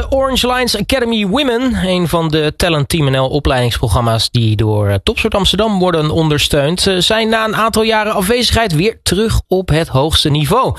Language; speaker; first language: Dutch; native; Dutch